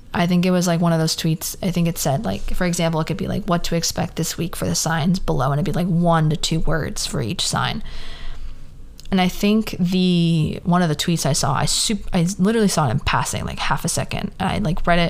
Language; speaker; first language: English; early bilingual, other home language; Spanish